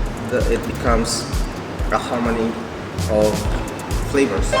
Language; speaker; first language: English; non-native, local second language; Filipino